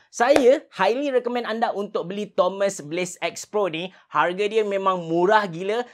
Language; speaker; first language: Malay; native; Malay